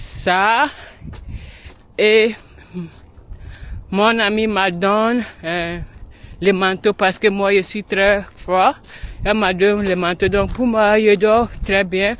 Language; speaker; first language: French; non-native, learner; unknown